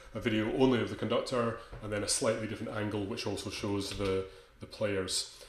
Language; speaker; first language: English; native; English